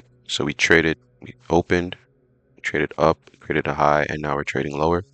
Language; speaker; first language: English; native; English